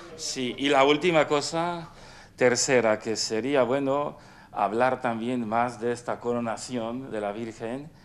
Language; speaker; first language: Spanish; non-native, fluent; Polish